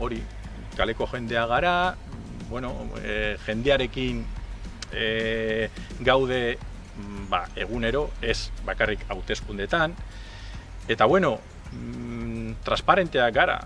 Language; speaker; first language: Basque; non-native, local second language; Spanish